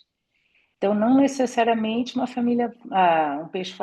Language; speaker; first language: Portuguese; native; Portuguese